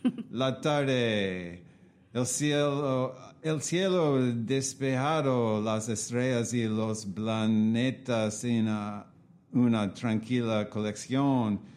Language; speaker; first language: Spanish; non-native, learner; English